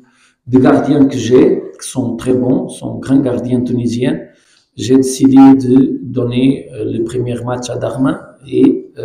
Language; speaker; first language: French; non-native, fluent; Portuguese